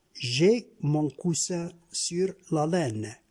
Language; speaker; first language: French; non-native, local second language; Arabic